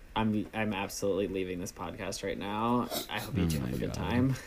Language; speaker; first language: English; native; English